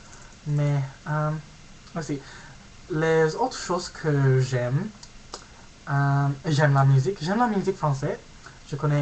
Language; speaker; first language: French; non-native, learner; English